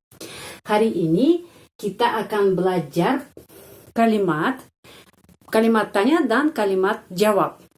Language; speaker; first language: Indonesian; non-native, fluent; Russian